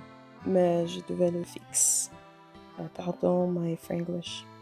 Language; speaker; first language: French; non-native, learner; English